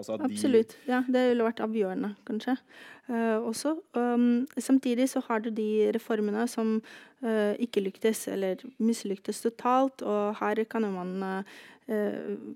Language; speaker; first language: Norwegian; non-native, fluent; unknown